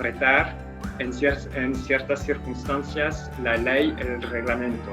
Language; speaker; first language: Spanish; non-native, fluent; French